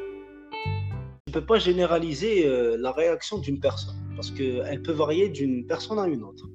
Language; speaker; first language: French; non-native, local second language; Kabyle